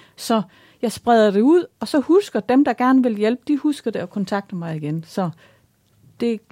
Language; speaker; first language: Danish; native; Danish